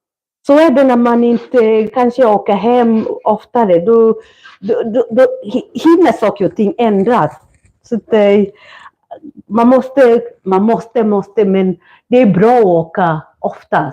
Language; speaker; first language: Swedish; non-native, fluent; Kikuyu